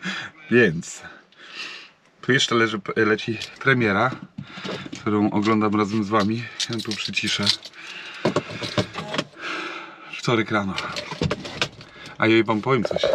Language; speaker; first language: Polish; native; Polish